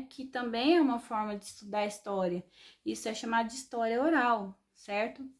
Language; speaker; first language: Portuguese; native; Portuguese